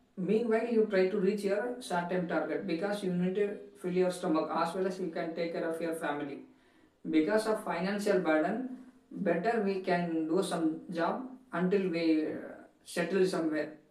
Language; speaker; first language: English; non-native, local second language; Tamil